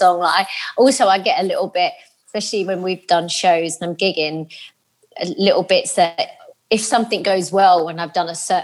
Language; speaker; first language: English; native; English